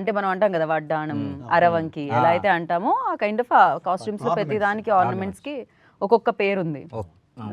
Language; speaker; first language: Telugu; native; Telugu